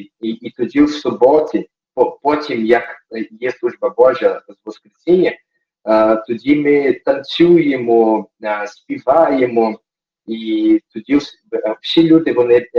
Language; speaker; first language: Ukrainian; early bilingual, heritage; Portuguese